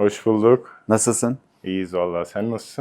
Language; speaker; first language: Turkish; native; Turkish